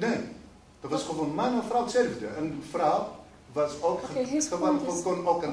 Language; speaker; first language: Dutch; non-native, fluent; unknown